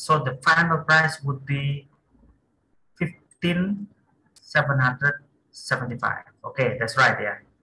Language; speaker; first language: English; non-native, fluent; Indonesian